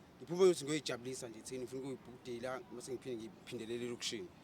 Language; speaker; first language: Zulu; native; Zulu